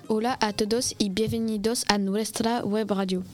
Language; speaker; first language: Spanish; non-native, learner; French